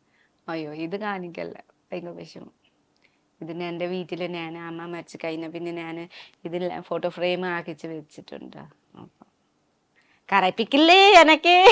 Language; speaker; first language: Malayalam; non-native, learner; Nepali